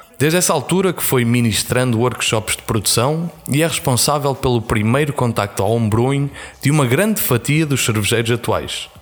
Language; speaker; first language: Portuguese; native; Portuguese